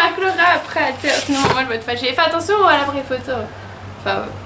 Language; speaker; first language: French; native; French